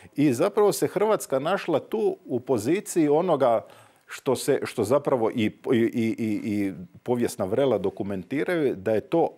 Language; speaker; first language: Croatian; native; Croatian